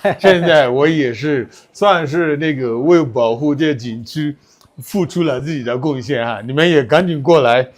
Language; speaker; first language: Chinese; non-native, fluent; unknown